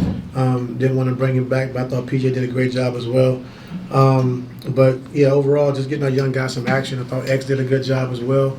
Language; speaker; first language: English; native; English